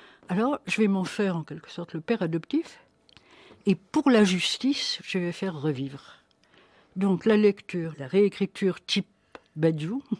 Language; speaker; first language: French; native; French